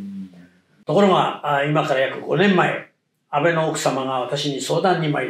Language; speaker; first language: Japanese; native; Japanese